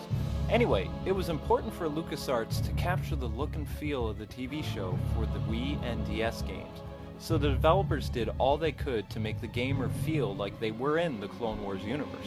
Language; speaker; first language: English; native; English